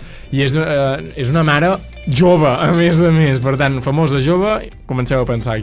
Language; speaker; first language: Catalan; native; Catalan